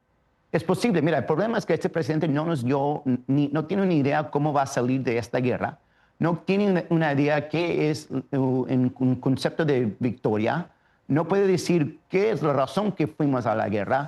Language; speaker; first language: Spanish; early bilingual, heritage; Spanish